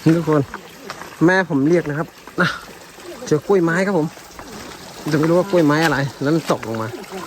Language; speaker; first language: Thai; non-native, local second language; Karen languages